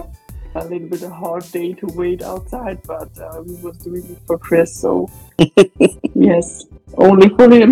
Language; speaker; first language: English; non-native, fluent; Swiss German